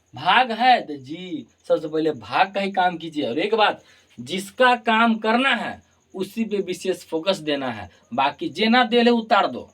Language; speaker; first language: Hindi; native; Hindi